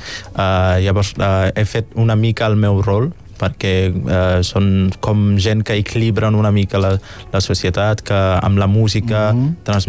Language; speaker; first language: Catalan; non-native, fluent; Mandingo